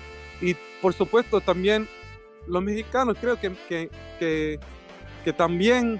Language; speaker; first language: Spanish; non-native, fluent; Swedish